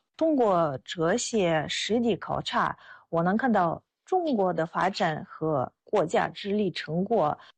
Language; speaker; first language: Chinese; non-native, fluent; Russian